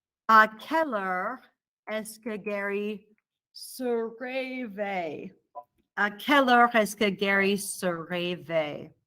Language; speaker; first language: French; non-native, fluent; English